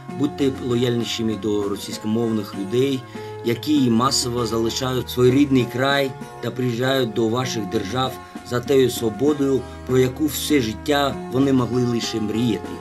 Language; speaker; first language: Ukrainian; non-native, fluent; Russian